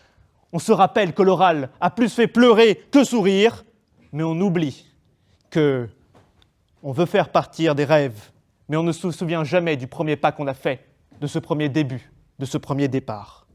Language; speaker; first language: French; native; French